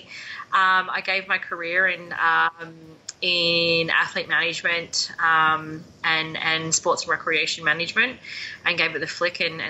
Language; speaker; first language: English; native; English